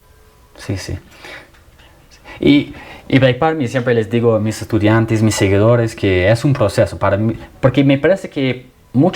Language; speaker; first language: Spanish; non-native, fluent; English